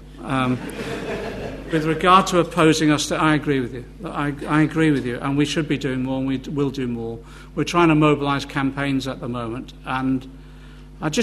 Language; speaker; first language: English; native; English